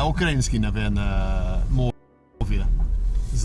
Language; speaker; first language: Russian; non-native, learner; English